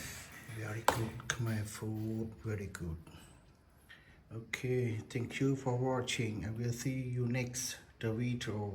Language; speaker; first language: English; non-native, learner; Khmer